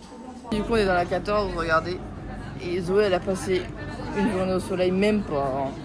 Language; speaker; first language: French; native; French